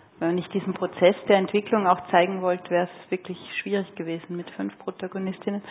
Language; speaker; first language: German; native; German